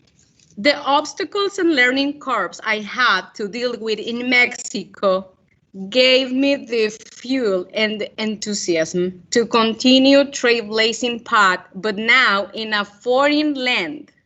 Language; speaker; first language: English; non-native, fluent; Spanish